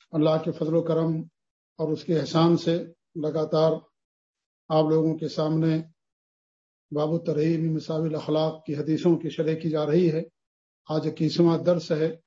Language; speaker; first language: Urdu; native; Urdu